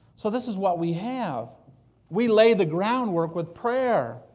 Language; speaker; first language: English; early bilingual, other home language; Polish